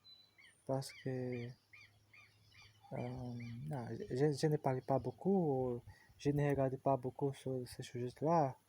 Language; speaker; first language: French; non-native, learner; Portuguese